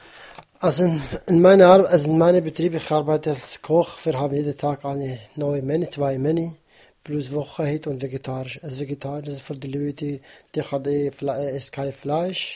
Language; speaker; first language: German; non-native, learner; Kurdish